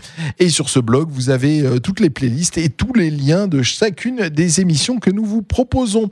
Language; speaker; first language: French; native; French